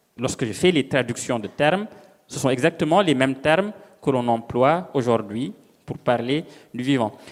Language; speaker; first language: French; non-native, local second language; Serer